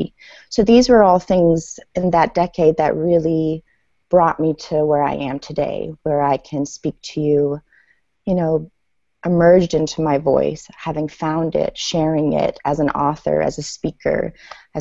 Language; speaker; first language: English; early bilingual, other home language; Persian